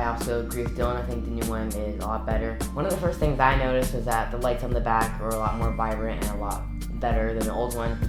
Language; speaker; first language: English; native; English